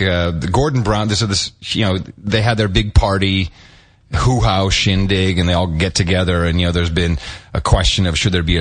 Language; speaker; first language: English; native; English